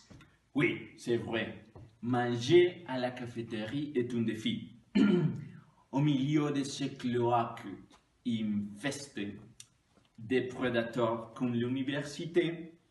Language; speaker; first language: French; non-native, learner; Spanish